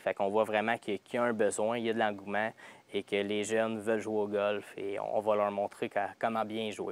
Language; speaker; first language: French; native; French